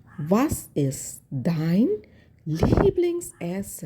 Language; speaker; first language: German; non-native, learner; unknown